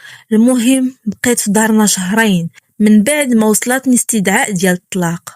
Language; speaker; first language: Arabic; native; Arabic